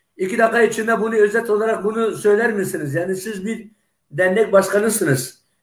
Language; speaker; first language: Turkish; non-native, local second language; Zaza